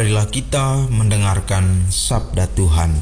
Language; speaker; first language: Indonesian; native; Indonesian